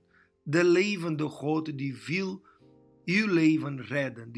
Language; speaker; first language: Dutch; non-native, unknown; Portuguese